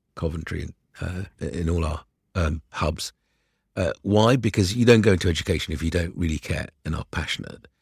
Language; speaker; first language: English; early bilingual, other home language; Arabic